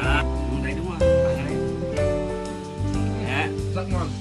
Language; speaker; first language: Vietnamese; native; Vietnamese